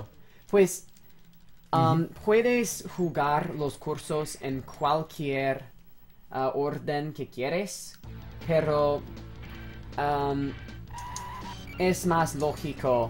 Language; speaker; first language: Spanish; non-native, learner; English